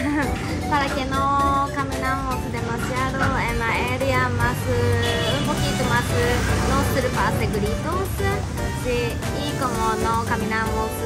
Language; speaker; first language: Spanish; non-native, learner; Japanese